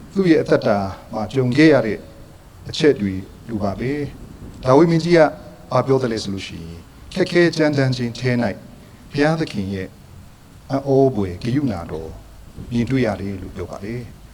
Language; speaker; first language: Burmese; non-native, local second language; Hakha Chin